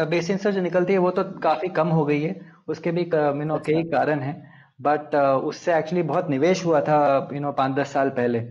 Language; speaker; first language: Hindi; non-native, local second language; Telugu